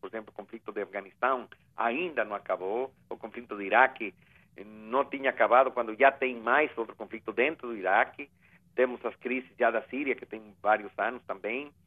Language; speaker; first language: Portuguese; non-native, fluent; Spanish